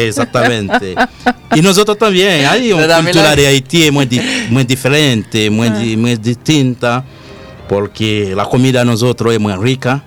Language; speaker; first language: Spanish; non-native, learner; Haitian Creole